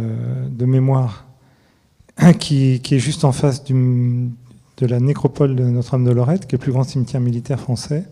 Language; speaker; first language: French; native; French